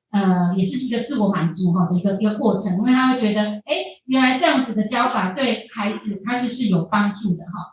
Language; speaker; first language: Chinese; native; Chinese